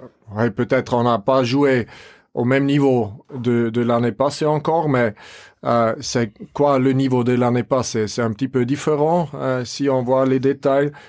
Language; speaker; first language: French; non-native, fluent; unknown